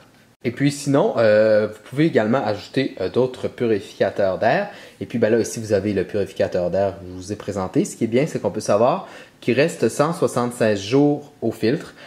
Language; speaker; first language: French; native; French